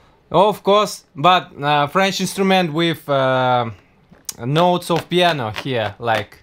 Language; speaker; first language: English; non-native, learner; Tatar